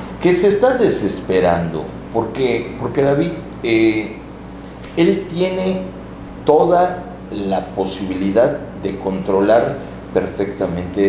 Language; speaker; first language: Spanish; native; Spanish